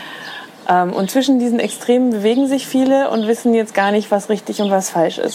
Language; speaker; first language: German; native; German